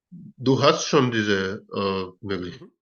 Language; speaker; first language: German; non-native, learner; Russian